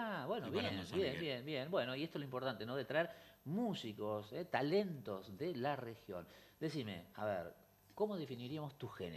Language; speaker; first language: Spanish; native; Spanish